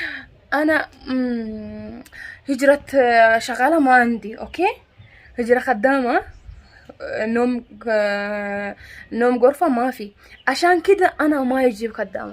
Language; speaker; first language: Arabic; non-native, learner; Amharic